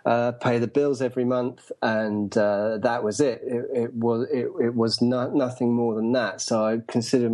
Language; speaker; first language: English; native; English